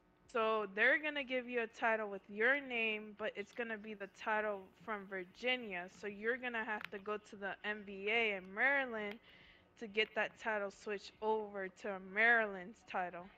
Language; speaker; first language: English; early bilingual, other home language; Spanish